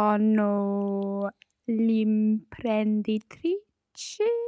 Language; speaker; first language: Italian; non-native, learner; English